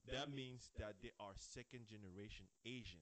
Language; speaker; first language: English; non-native, fluent; French